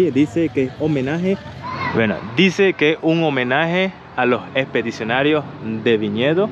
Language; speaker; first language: Spanish; native; Spanish